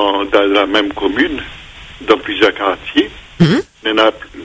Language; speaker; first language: French; non-native, local second language; Réunion Creole French